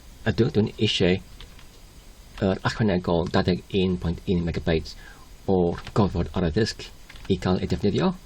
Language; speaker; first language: Welsh; non-native, learner; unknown